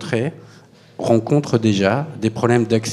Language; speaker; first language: French; native; French